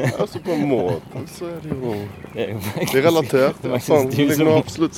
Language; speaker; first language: Norwegian; native; Norwegian